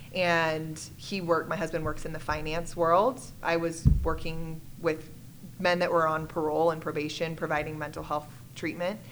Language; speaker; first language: English; native; English